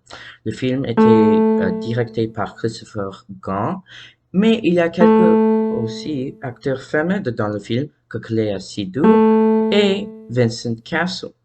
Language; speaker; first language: French; non-native, learner; English